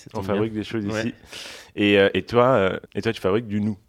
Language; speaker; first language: French; native; French